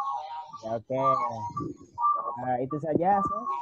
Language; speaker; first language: Indonesian; native; Indonesian